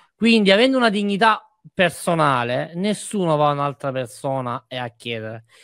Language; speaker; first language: Italian; native; Italian